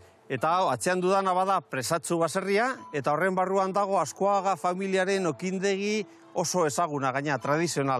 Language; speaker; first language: Basque; native; Basque